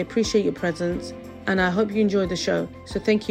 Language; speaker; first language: English; native; English